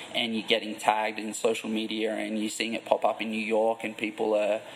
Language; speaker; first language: English; native; English